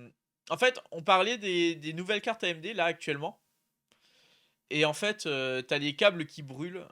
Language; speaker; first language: French; native; French